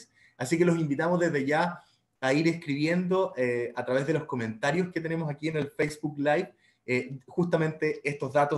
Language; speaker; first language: Spanish; native; Spanish